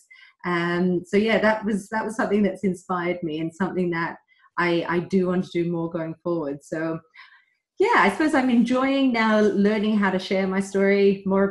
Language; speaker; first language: English; native; English